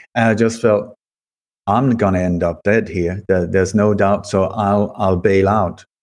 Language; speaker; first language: English; early bilingual, other home language; Swedish